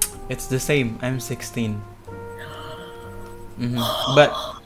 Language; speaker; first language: English; non-native, learner; Indonesian